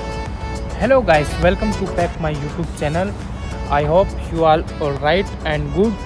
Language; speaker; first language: English; non-native, learner; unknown